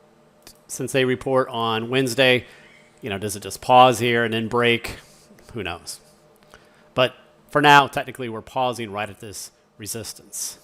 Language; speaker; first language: English; native; English